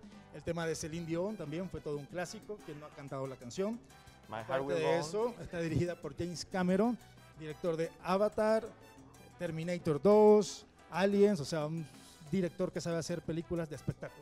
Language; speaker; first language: Spanish; native; Spanish